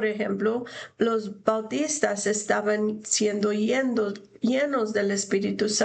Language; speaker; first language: Spanish; non-native, fluent; English